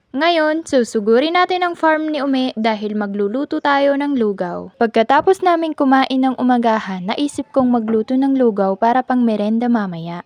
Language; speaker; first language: Filipino; non-native, local second language; Maranao